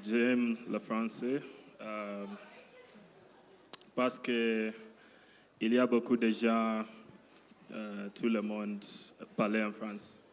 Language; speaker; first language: French; non-native, learner; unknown